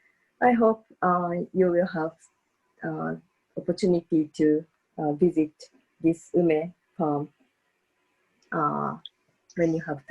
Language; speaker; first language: English; non-native, fluent; Japanese